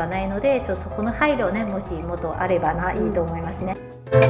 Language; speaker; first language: Japanese; non-native, fluent; Chinese